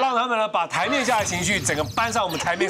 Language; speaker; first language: Chinese; native; Chinese